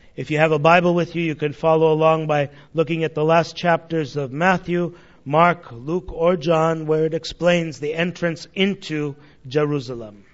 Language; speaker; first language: English; early bilingual, other home language; Armenian